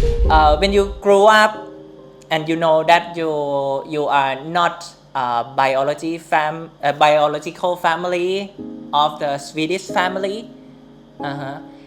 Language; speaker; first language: English; non-native, learner; Thai